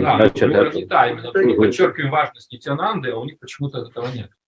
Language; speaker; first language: Russian; native; Russian